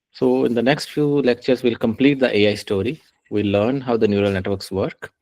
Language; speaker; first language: English; non-native, local second language; Punjabi